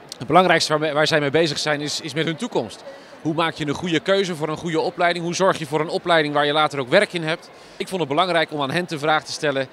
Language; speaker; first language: Dutch; native; Dutch